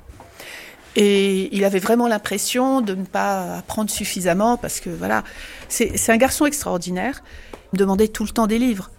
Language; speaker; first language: French; native; French